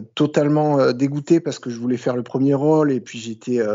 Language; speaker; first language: French; native; French